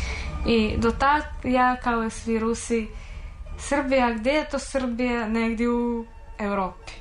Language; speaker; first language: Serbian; non-native, fluent; Russian